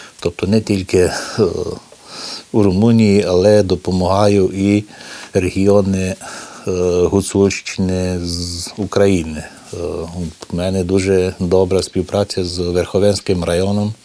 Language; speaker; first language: Ukrainian; early bilingual, heritage; Ukrainian